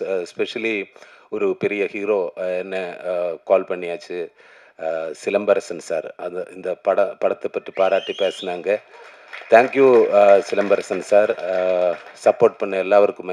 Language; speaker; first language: Tamil; non-native, learner; Malayalam